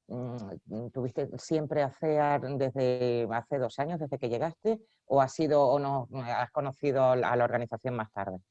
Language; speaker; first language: Spanish; native; Spanish